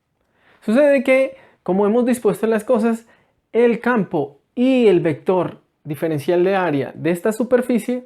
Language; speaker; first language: Spanish; native; Spanish